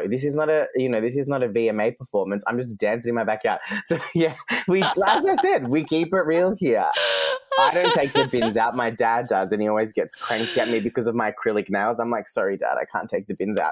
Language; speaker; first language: English; non-native, local second language; Serbian